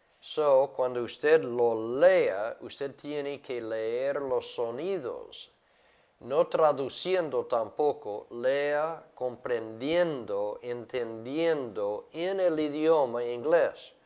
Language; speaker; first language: Spanish; non-native, fluent; English